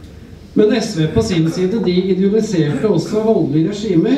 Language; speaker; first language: Norwegian; native; Norwegian